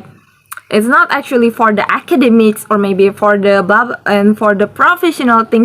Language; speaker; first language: English; non-native, learner; Indonesian